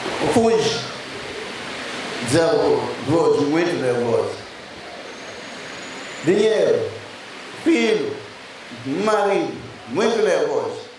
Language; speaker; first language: Portuguese; non-native, learner; Lingala